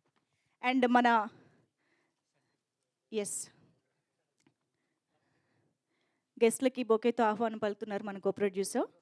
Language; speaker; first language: Telugu; native; Telugu